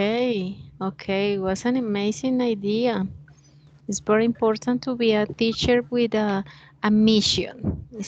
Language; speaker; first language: English; non-native, learner; Spanish